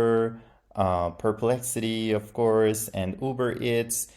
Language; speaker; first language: English; non-native, fluent; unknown